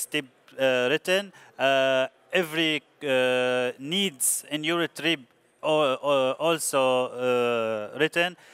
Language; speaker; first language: English; non-native, learner; Arabic